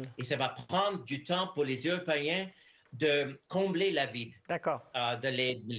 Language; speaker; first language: French; non-native, fluent; English